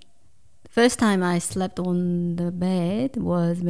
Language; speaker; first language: English; non-native, fluent; Korean